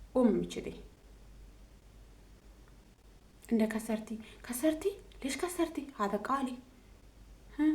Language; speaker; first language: Arabic; non-native, learner; Amharic